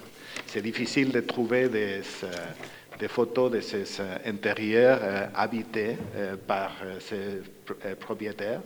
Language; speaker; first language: French; non-native, fluent; Spanish